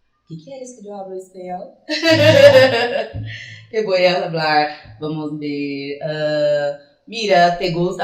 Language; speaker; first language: Spanish; non-native, learner; Portuguese